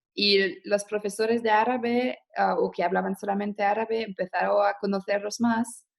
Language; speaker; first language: Spanish; non-native, fluent; French